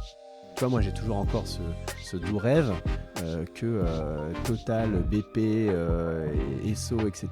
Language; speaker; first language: French; native; French